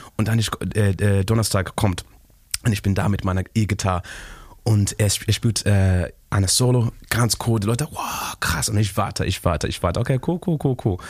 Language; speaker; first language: German; non-native, learner; Shona